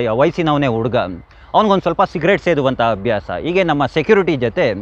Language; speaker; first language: Kannada; native; Kannada